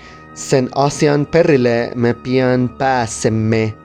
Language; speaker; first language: Finnish; non-native, learner; Spanish